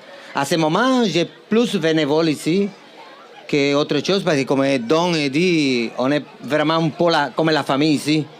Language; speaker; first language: French; non-native, fluent; Spanish